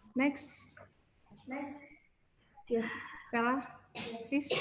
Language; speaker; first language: English; non-native, learner; Indonesian